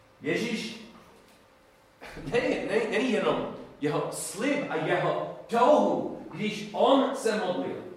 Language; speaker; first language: Czech; non-native, learner; English